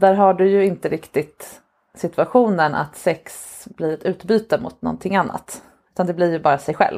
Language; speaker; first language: Swedish; native; Swedish